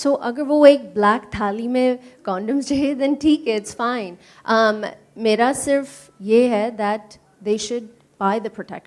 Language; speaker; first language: Hindi; non-native, learner; English